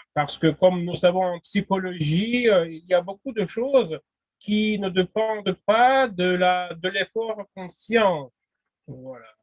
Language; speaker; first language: French; non-native, fluent; Russian